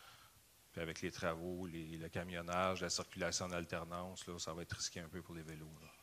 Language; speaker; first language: French; native; French